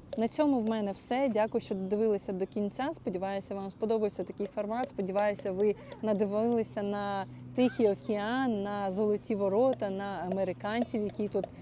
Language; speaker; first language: Ukrainian; non-native, local second language; Russian